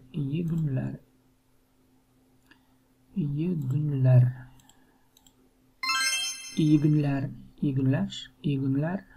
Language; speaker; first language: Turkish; non-native, learner; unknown